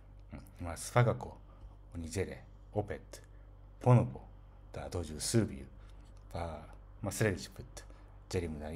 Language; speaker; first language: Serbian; non-native, fluent; Japanese